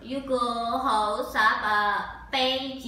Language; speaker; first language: Cantonese; non-native, learner; Indonesian